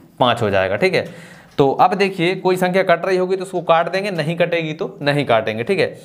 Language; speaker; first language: Hindi; native; Hindi